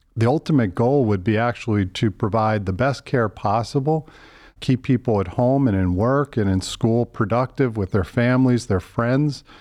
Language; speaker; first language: English; native; English